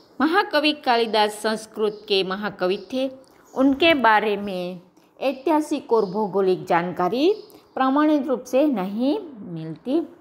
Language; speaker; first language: Hindi; non-native, local second language; Gujarati